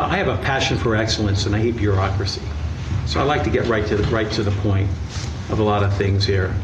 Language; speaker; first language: English; native; English